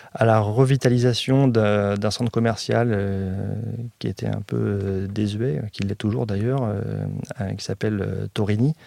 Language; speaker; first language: French; native; French